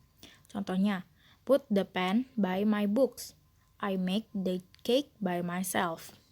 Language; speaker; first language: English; non-native, learner; Indonesian